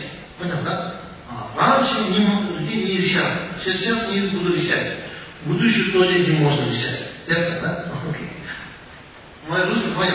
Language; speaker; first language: Russian; non-native, learner; Tibetan